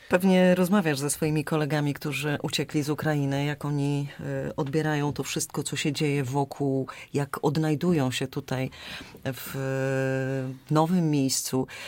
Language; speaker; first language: Polish; native; Polish